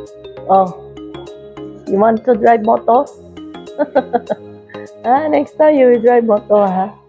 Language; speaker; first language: English; non-native, local second language; Filipino